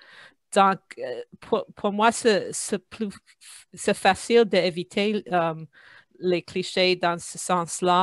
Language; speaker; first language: French; non-native, fluent; English